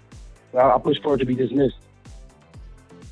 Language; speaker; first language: English; native; English